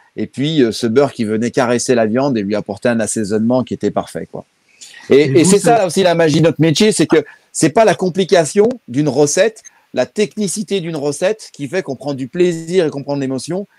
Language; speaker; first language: French; native; French